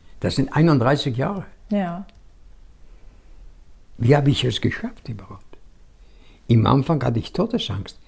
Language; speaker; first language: German; non-native, fluent; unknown